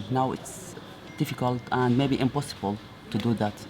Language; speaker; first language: English; non-native, learner; Arabic